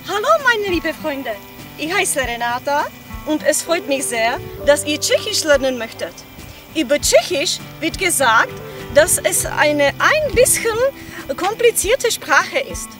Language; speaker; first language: German; non-native, fluent; Czech